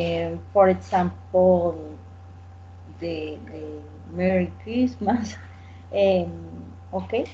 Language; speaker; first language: English; non-native, learner; Spanish